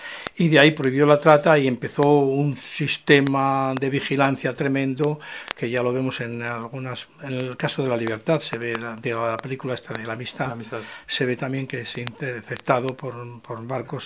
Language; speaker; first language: Spanish; native; Spanish